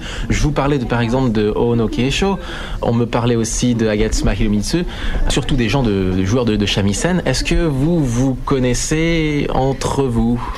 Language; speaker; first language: French; native; French